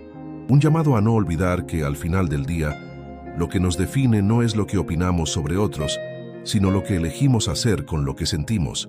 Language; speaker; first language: Spanish; native; Spanish